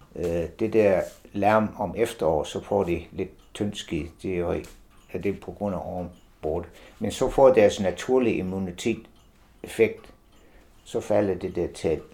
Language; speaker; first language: Danish; non-native, fluent; English